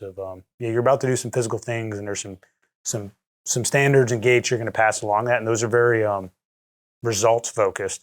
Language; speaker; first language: English; native; English